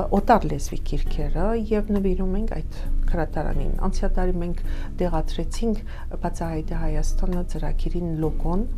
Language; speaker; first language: Armenian; early bilingual, heritage; Armenian